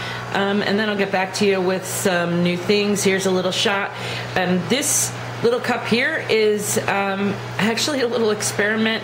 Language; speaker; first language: English; native; English